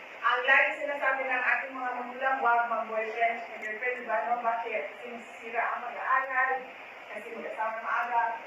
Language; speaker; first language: Filipino; non-native, local second language; Bikol